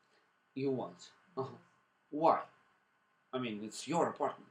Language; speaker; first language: English; non-native, fluent; Russian